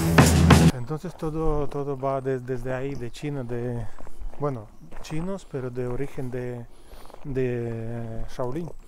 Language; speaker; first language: Spanish; non-native, fluent; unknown